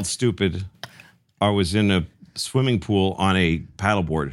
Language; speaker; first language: English; early bilingual, other home language; Spanish